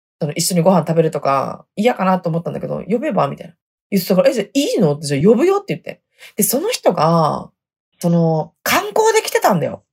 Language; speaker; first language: Japanese; native; Japanese